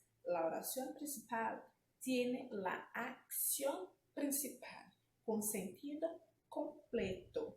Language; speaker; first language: Spanish; non-native, fluent; Portuguese